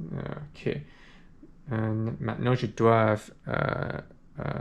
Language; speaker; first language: French; non-native, learner; English